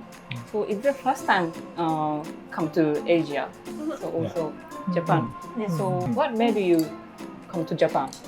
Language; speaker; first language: English; non-native, learner; Japanese